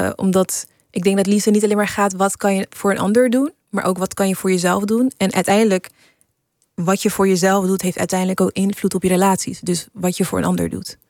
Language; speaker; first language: Dutch; early bilingual, other home language; English